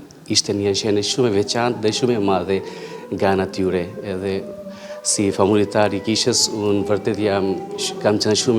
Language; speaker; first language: Albanian; non-native, fluent; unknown